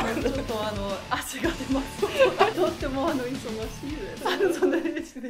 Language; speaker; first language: Japanese; non-native, learner; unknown